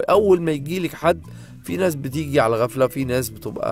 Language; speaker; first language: Arabic; native; Arabic